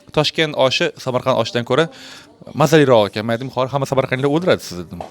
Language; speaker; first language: Uzbek; native; Uzbek